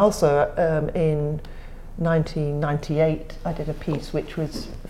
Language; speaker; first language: English; native; English